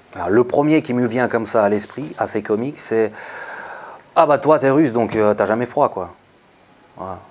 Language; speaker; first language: French; non-native, fluent; Russian